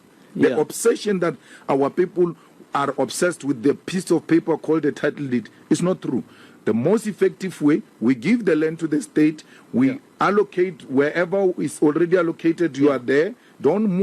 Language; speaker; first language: English; non-native, local second language; Northern Sotho